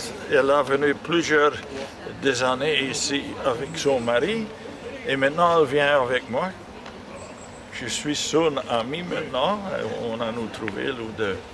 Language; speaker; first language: French; non-native, local second language; Dutch